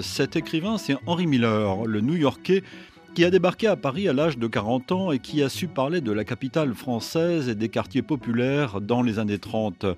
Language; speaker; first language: French; native; French